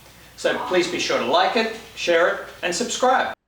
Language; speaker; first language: English; native; English